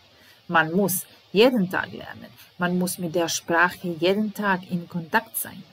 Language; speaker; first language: German; non-native, fluent; Serbian